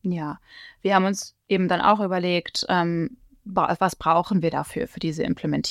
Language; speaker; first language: German; native; German